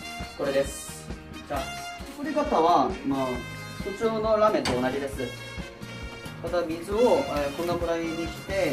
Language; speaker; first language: Japanese; non-native, learner; Korean